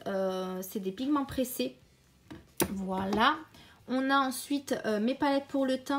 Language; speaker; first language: French; native; French